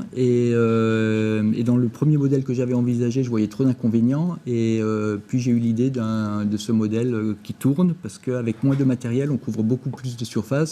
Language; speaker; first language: French; native; French